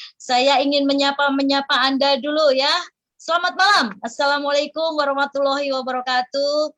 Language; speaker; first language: Indonesian; native; Indonesian